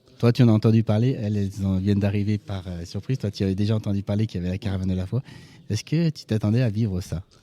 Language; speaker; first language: French; native; French